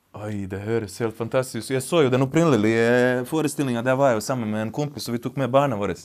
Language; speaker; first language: Norwegian; native; Norwegian